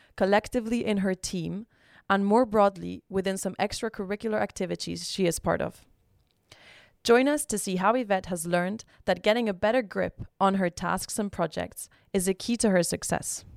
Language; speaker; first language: English; non-native, fluent; Spanish